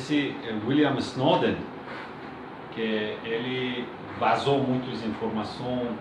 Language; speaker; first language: Portuguese; non-native, learner; Persian